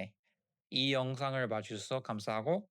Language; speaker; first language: Korean; non-native, learner; English